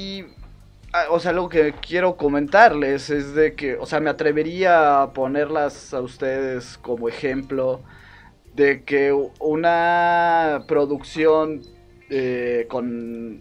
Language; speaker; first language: Spanish; native; Spanish